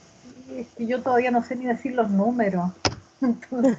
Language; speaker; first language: Spanish; native; Spanish